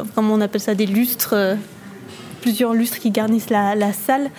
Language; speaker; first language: French; native; French